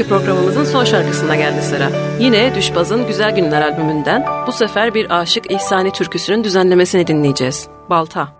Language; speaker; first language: Turkish; native; Turkish